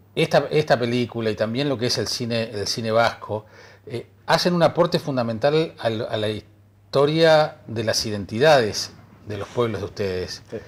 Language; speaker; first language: Spanish; native; Spanish